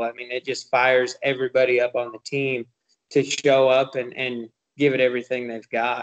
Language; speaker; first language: English; native; English